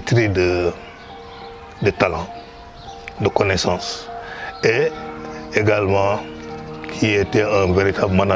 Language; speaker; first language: French; non-native, local second language; Wolof